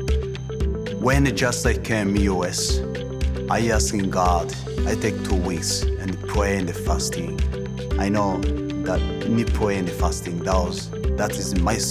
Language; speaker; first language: English; non-native, local second language; Kinyarwanda